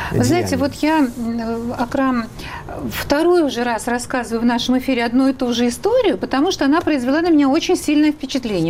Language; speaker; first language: Russian; native; Russian